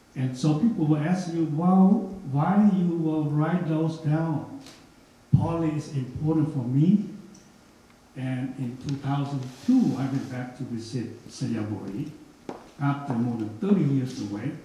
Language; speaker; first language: English; non-native, fluent; Hmong